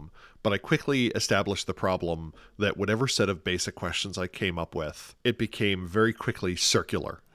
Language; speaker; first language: English; native; English